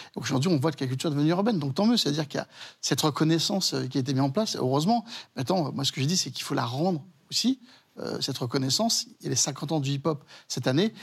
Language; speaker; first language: French; native; French